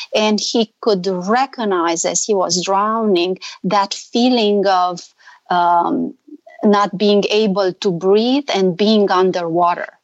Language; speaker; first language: English; non-native, fluent; Romanian